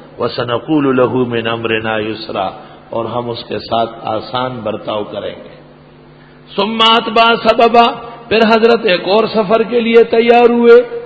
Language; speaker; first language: Urdu; non-native, local second language; Pashto